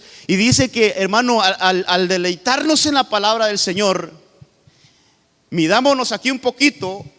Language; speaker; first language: Spanish; native; Spanish